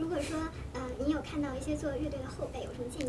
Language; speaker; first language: Chinese; native; Chinese